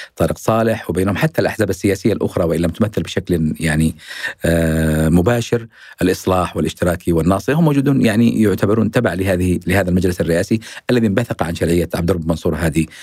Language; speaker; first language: Arabic; native; Arabic